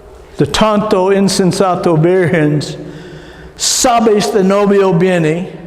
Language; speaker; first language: Spanish; non-native, learner; English